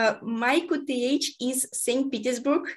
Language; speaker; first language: English; non-native, fluent; Russian